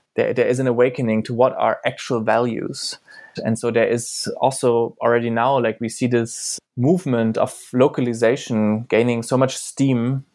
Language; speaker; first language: English; non-native, fluent; German